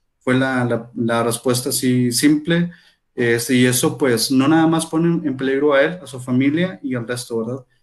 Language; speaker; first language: Spanish; native; Spanish